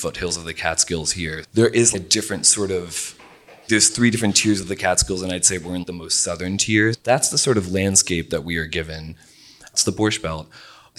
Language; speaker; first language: English; native; English